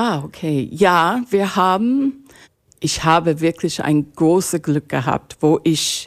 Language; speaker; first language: German; non-native, fluent; English